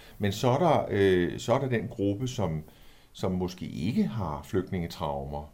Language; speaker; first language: Danish; native; Danish